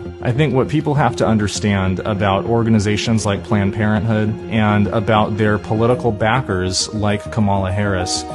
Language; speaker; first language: English; native; English